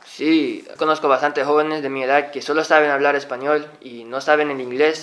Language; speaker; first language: Spanish; early bilingual, heritage; Spanish